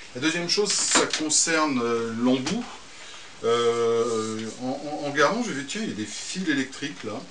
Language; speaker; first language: French; native; French